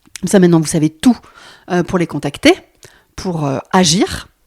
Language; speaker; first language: French; native; French